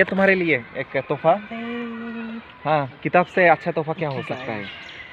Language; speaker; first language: Hindi; native; Hindi